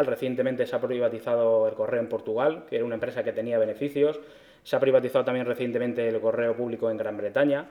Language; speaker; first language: Spanish; native; Spanish